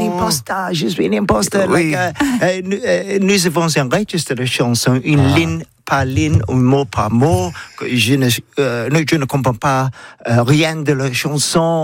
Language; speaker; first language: French; non-native, learner; English